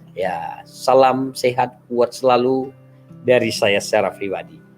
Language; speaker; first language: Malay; non-native, local second language; Achinese